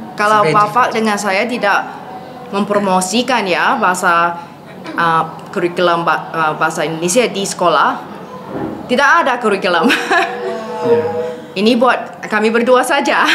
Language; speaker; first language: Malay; non-native, fluent; English